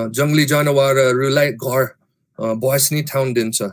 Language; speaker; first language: Nepali; non-native, fluent; English